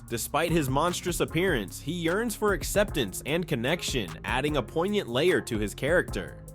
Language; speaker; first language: English; native; English